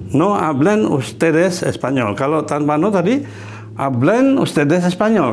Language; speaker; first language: Spanish; non-native, fluent; Indonesian